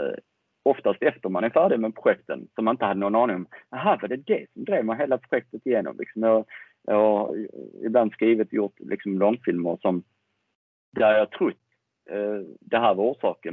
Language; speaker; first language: Swedish; native; Swedish